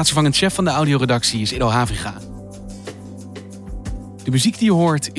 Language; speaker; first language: Dutch; native; Dutch